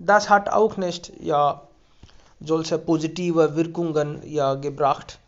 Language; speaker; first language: German; non-native, fluent; Hindi